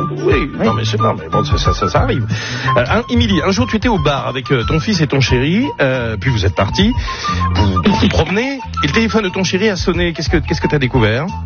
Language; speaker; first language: French; native; French